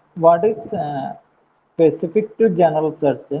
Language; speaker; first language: English; non-native, local second language; Malayalam